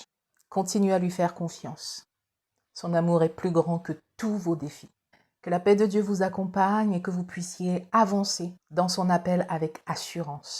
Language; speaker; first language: French; native; French